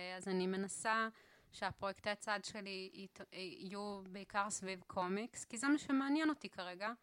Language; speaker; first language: Hebrew; native; Hebrew